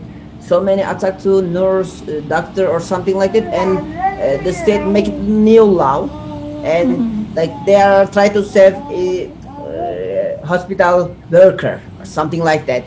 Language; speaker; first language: English; non-native, learner; Turkish